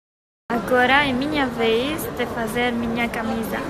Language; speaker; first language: Portuguese; non-native, fluent; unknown